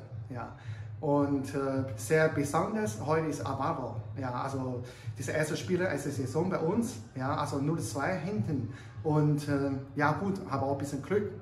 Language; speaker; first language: German; non-native, learner; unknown